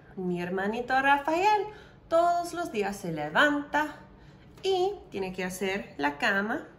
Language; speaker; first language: Spanish; non-native, fluent; English